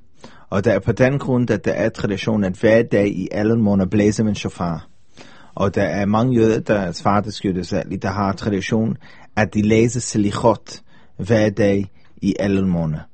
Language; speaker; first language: Danish; non-native, fluent; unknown